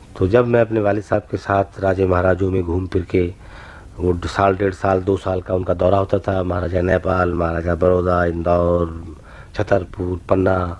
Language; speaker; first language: Urdu; native; Urdu